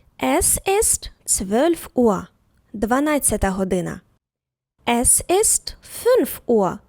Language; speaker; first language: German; non-native, fluent; Ukrainian